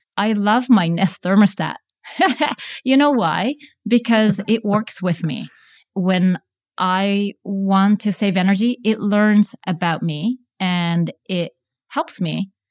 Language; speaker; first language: English; non-native, fluent; Japanese